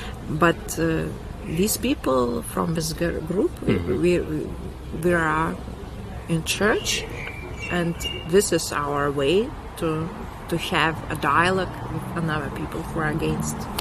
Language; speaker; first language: English; non-native, fluent; Lithuanian